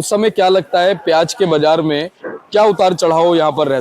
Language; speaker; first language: Hindi; native; Hindi